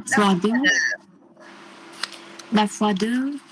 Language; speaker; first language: French; non-native, learner; Vietnamese